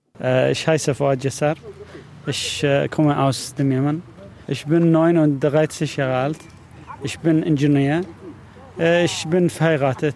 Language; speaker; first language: German; non-native, learner; Arabic